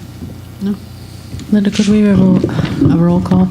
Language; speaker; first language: English; native; English